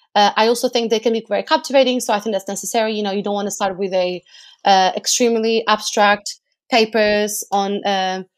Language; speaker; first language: English; non-native, fluent; Portuguese